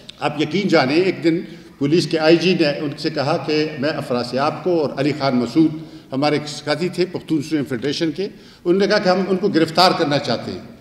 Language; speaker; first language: Urdu; non-native, local second language; Pashto